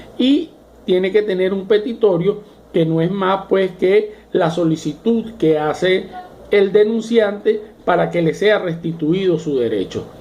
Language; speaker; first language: Spanish; native; Spanish